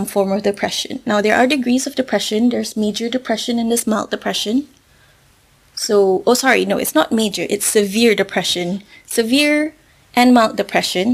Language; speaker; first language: English; non-native, local second language; Malay